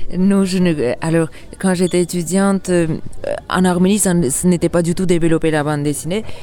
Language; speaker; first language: French; non-native, fluent; Armenian